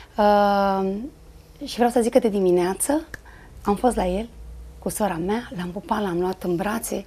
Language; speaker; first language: Romanian; native; Romanian